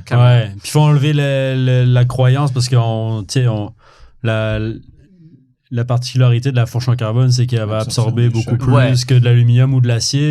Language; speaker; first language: French; native; French